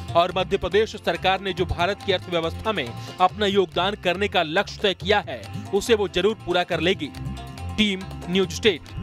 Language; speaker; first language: Hindi; native; Hindi